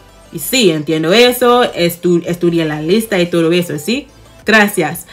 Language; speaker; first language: Spanish; non-native, fluent; English